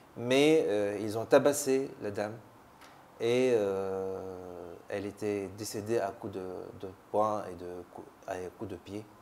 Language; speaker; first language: French; non-native, local second language; Arabic